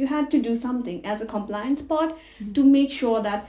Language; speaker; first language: English; non-native, local second language; Nepali